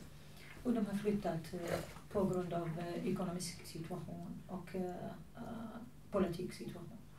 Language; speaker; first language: Swedish; non-native, fluent; Arabic